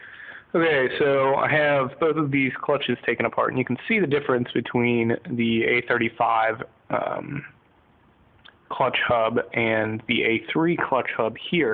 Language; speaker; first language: English; native; English